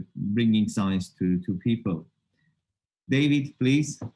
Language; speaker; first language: English; non-native, fluent; Armenian